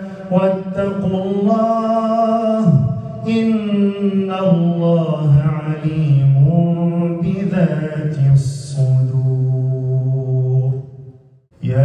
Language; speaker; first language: Arabic; native; Arabic